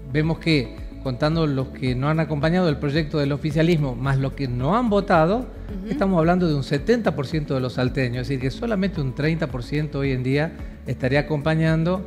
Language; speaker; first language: Spanish; native; Spanish